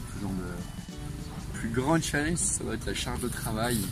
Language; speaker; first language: French; native; French